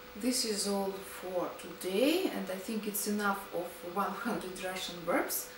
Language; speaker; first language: English; non-native, fluent; Russian